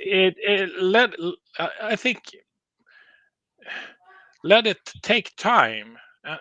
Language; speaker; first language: English; non-native, learner; Swedish